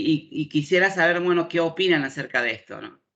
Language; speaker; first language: Spanish; native; Spanish